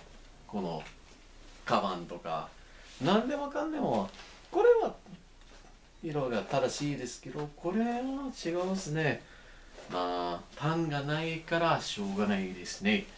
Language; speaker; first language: Japanese; non-native, learner; English